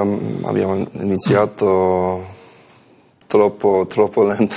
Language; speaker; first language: Italian; non-native, learner; English